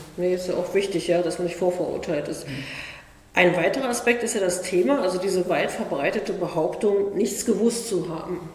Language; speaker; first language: German; native; German